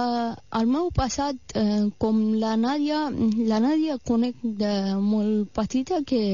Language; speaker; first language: Catalan; non-native, fluent; Persian